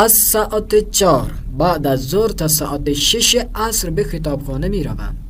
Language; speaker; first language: Persian; non-native, fluent; Urdu